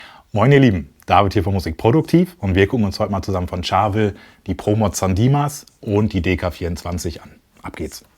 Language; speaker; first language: German; native; German